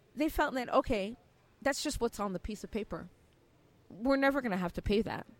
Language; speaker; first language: English; native; English